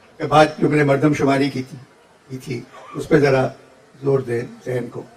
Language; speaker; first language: Urdu; native; Urdu